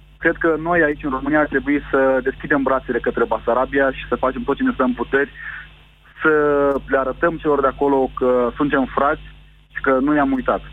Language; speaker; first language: Romanian; native; Romanian